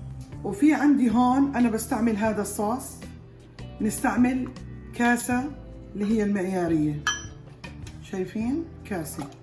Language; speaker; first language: Arabic; native; Arabic